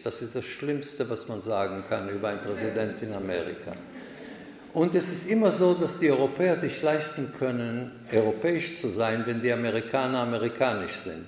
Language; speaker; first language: German; non-native, fluent; Hebrew